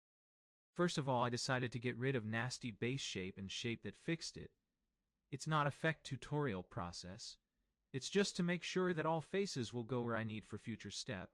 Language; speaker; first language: English; non-native, fluent; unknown